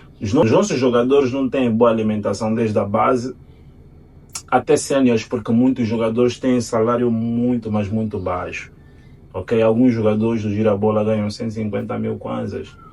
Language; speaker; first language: Portuguese; native; Portuguese